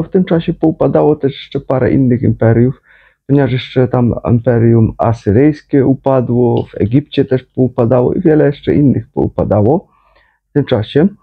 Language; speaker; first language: Polish; native; Polish